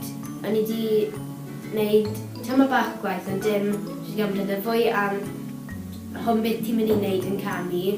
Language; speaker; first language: Welsh; non-native, local second language; English